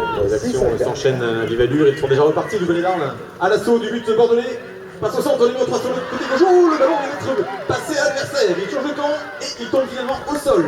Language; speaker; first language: French; native; French